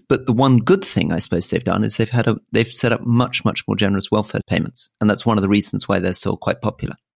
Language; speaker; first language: English; native; English